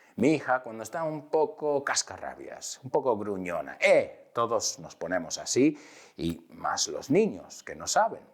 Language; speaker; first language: Spanish; non-native, fluent; English